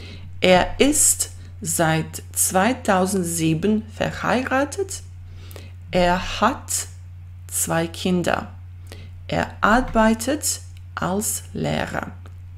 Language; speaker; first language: German; non-native, fluent; Croatian